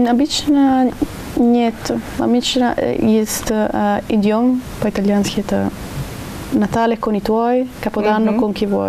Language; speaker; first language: Russian; non-native, learner; Italian